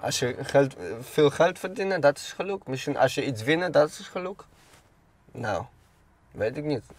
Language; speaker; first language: Dutch; non-native, learner; Polish